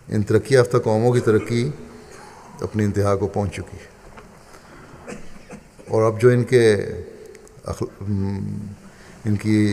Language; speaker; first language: Urdu; native; Urdu